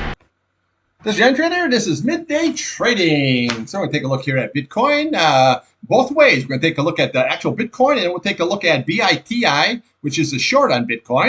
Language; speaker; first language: English; native; English